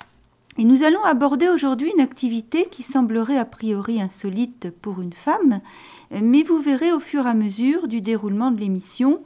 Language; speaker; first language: French; native; French